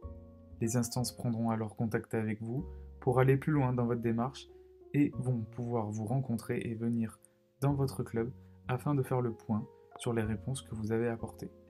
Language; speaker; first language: French; native; French